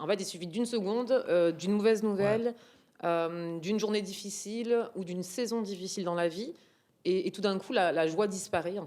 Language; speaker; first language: French; native; French